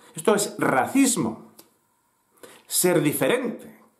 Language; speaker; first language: Spanish; native; Spanish